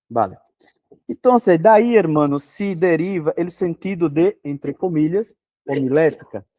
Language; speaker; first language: Spanish; non-native, fluent; Portuguese